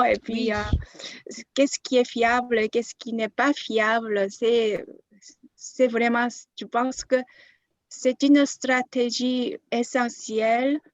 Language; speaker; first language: French; non-native, fluent; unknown